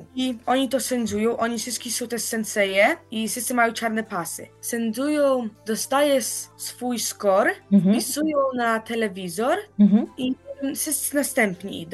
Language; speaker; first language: Polish; early bilingual, heritage; Polish